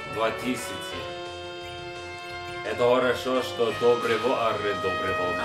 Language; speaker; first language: Russian; non-native, learner; English